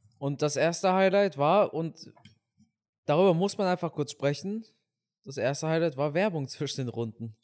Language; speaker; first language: German; native; German